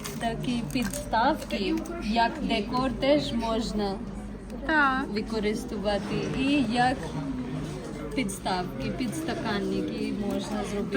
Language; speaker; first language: Ukrainian; non-native, learner; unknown